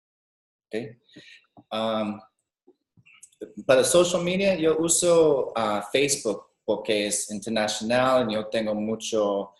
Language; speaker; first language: Spanish; non-native, learner; English